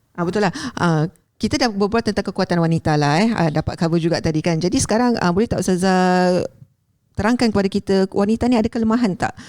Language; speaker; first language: Malay; native; Malay